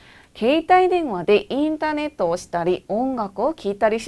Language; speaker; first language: Japanese; non-native, fluent; Korean